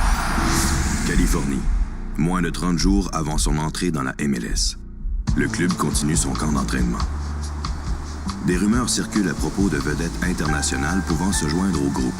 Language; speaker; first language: French; native; French